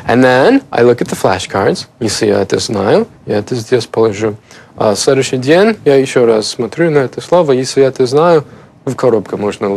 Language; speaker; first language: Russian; non-native, learner; English